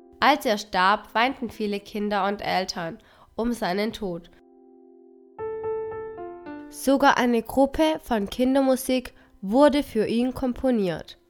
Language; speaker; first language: German; non-native, fluent; Spanish